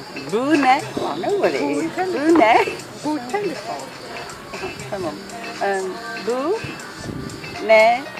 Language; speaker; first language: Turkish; non-native, learner; English